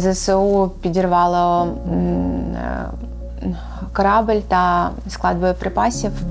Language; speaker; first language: Ukrainian; native; Ukrainian